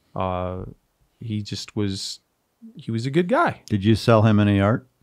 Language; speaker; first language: English; native; English